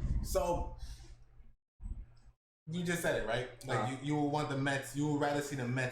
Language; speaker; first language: English; native; English